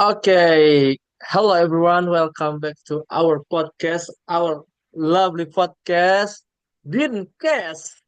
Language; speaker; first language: English; non-native, learner; Indonesian